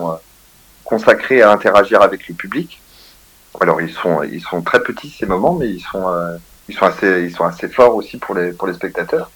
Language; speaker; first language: French; native; French